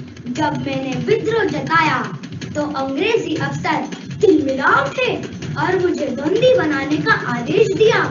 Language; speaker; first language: Hindi; native; Hindi